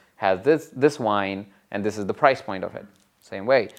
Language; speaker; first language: English; non-native, local second language; Hindi